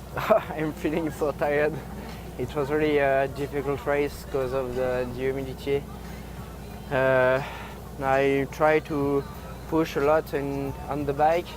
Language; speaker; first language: English; non-native, fluent; French